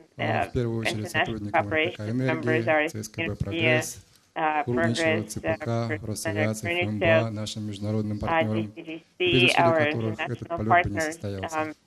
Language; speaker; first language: Russian; native; Russian